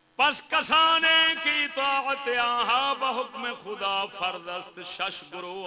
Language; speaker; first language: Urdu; non-native, local second language; Punjabi